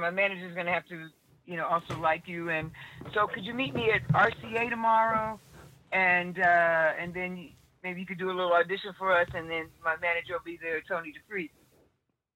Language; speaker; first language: English; native; English